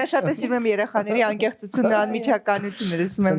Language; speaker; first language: Armenian; native; Armenian